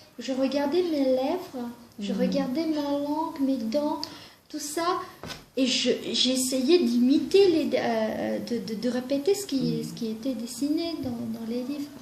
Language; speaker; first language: French; non-native, fluent; Georgian